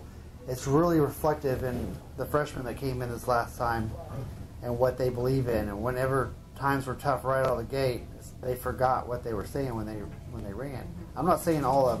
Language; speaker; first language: English; native; English